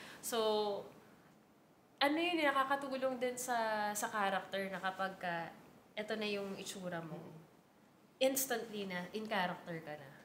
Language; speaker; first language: Filipino; native; Filipino